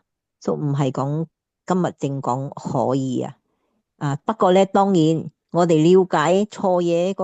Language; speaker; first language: Cantonese; native; Cantonese